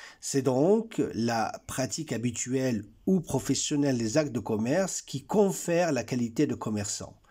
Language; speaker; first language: French; non-native, local second language; Arabic